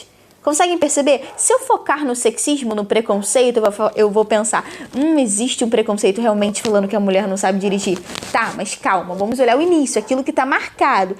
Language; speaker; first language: Portuguese; native; Portuguese